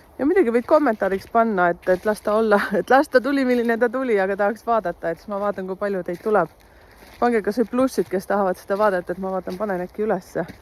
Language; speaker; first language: Estonian; native; Estonian